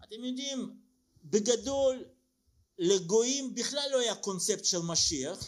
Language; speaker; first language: Hebrew; non-native, fluent; Russian